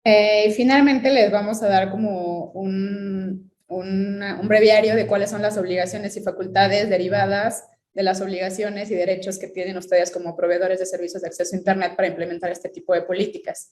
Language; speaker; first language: Spanish; native; Spanish